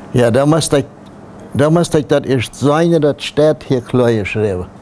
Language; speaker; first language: German; non-native, local second language; Plautdietsch